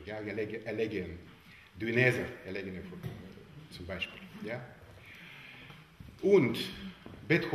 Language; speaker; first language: German; non-native, learner; Russian